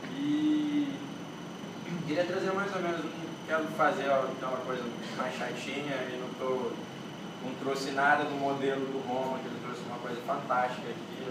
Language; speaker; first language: Portuguese; non-native, local second language; Kabuverdianu